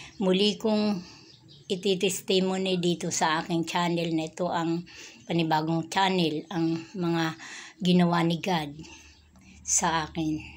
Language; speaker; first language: Filipino; non-native, local second language; Bikol